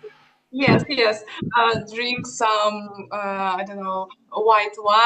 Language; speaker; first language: English; non-native, learner; Russian